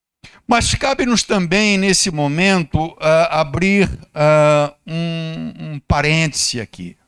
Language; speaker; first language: Portuguese; native; Portuguese